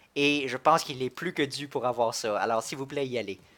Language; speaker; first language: French; native; French